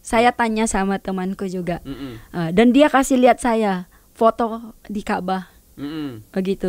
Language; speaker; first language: Indonesian; non-native, learner; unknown